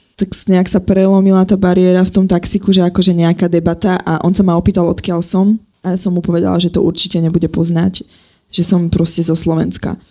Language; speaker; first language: Slovak; native; Slovak